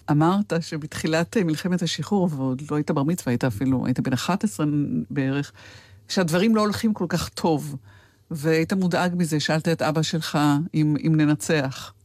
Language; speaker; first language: Hebrew; native; Hebrew